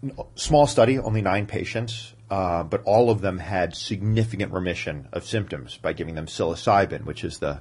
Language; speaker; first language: English; native; English